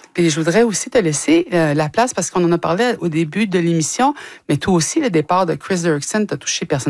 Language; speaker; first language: French; native; French